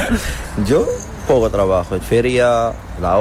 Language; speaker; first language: Spanish; non-native, learner; Arabic